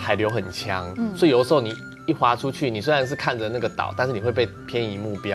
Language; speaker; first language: Chinese; native; Chinese